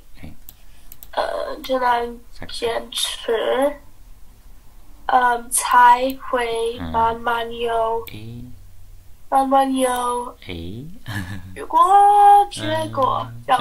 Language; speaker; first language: Chinese; non-native, learner; English